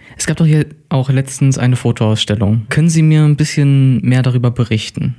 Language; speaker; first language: German; native; German